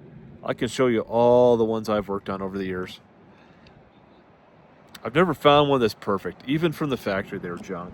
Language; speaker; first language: English; native; English